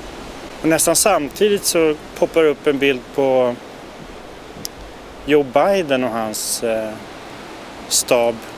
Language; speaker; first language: Swedish; native; Swedish